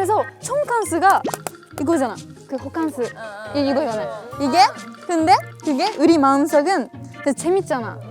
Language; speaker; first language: Korean; non-native, fluent; Japanese